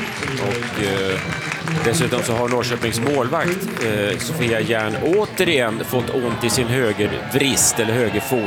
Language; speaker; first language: Swedish; native; Swedish